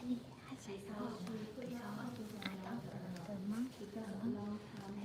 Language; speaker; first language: English; non-native, learner; Vietnamese